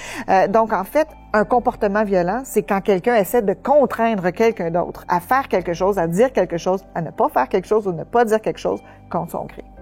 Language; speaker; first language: French; native; French